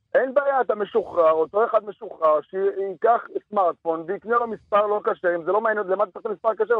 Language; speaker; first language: Hebrew; early bilingual, other home language; Arabic